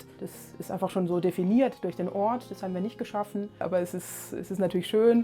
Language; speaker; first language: German; native; German